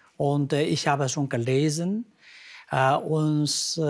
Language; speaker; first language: German; non-native, fluent; Chinese